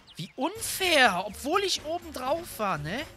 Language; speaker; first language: German; native; German